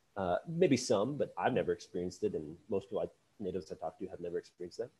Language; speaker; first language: English; native; English